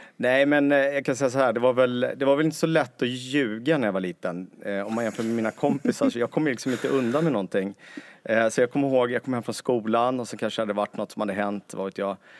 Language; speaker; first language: Swedish; native; Swedish